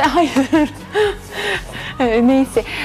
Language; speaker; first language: Turkish; non-native, fluent; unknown